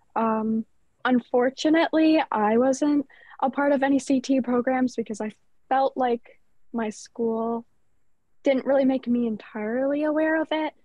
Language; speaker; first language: English; native; English